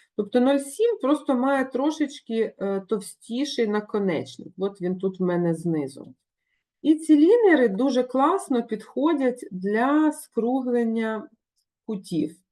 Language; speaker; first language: Ukrainian; non-native, local second language; Russian